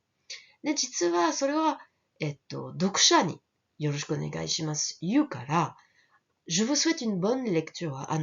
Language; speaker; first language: Japanese; non-native, fluent; French